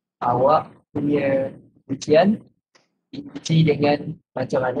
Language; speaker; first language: Chinese; non-native, learner; Malay